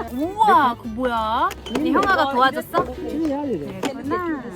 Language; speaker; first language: Korean; native; Korean